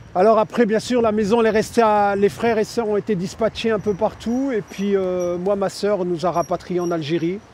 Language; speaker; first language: French; early bilingual, other home language; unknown